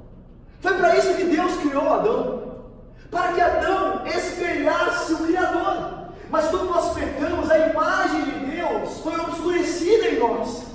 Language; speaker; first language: Portuguese; native; Portuguese